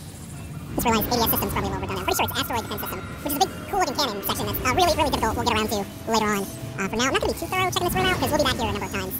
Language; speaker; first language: English; native; English